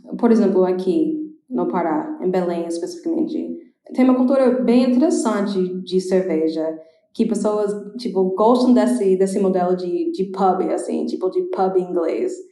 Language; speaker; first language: Portuguese; non-native, fluent; English